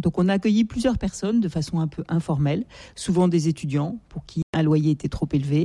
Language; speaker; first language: French; native; French